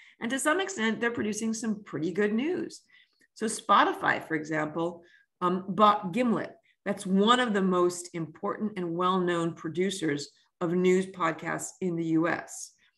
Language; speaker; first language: English; early bilingual, other home language; French